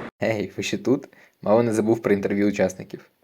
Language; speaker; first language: Ukrainian; native; Ukrainian